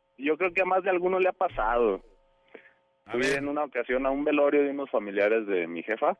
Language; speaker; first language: Spanish; native; Spanish